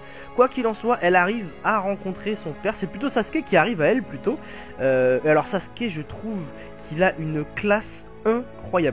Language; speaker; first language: French; native; French